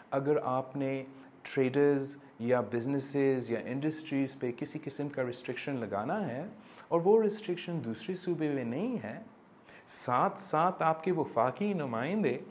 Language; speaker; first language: Urdu; non-native, local second language; English